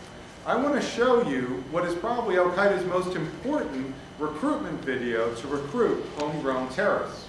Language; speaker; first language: English; native; English